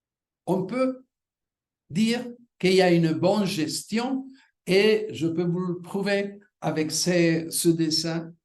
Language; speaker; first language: French; non-native, fluent; Spanish